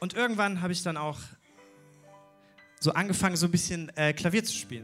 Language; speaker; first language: German; native; German